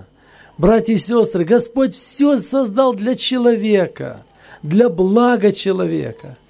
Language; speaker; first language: Russian; native; Russian